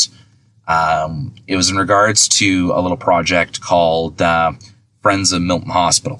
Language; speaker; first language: English; native; English